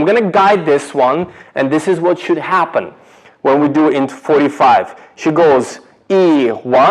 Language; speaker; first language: English; non-native, fluent; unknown